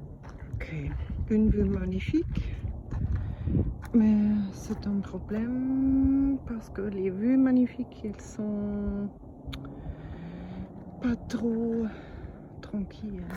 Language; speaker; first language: French; non-native, fluent; German